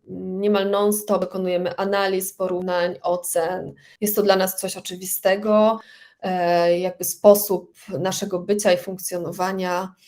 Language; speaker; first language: Polish; native; Polish